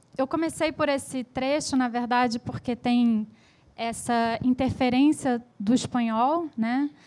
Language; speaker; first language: Portuguese; early bilingual, other home language; Spanish